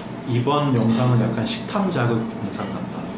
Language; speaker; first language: Korean; native; Korean